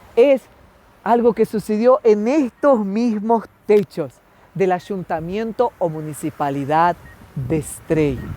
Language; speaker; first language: Spanish; non-native, fluent; Ukrainian